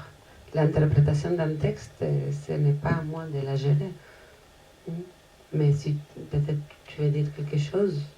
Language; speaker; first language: French; non-native, fluent; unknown